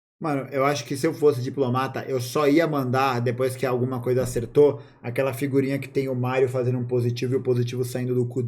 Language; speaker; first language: Portuguese; native; Portuguese